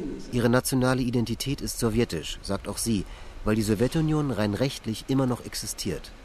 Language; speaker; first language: German; native; German